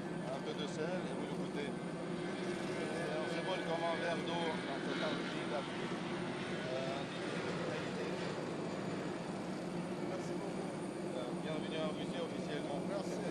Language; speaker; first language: French; non-native, learner; Russian